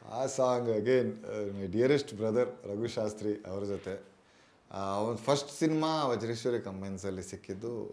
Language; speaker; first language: Kannada; non-native, local second language; Tulu